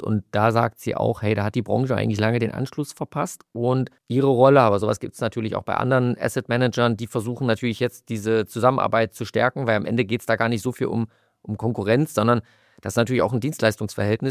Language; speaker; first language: German; native; German